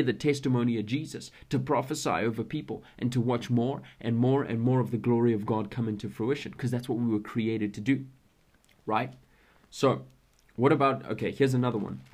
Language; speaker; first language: English; native; English